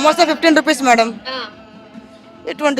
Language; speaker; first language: Telugu; native; Telugu